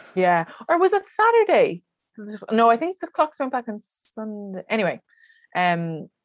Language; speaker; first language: English; native; English